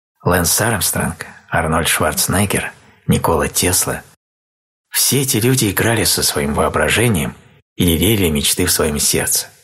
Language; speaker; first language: Russian; native; Russian